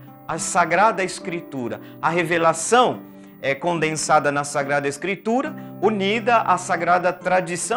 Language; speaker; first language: Portuguese; native; Portuguese